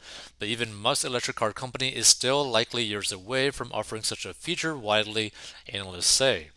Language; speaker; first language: English; native; English